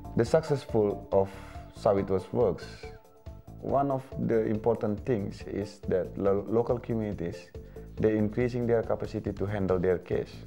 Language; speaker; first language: English; non-native, fluent; Indonesian